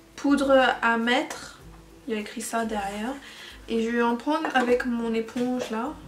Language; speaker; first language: French; early bilingual, heritage; French